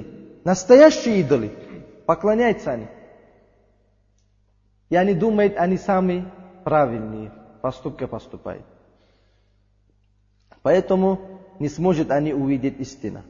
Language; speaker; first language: Russian; non-native, learner; Uzbek